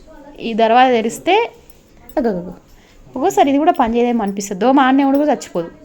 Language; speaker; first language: Telugu; native; Telugu